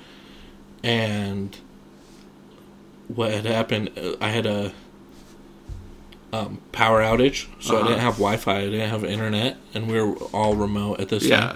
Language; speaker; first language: English; native; English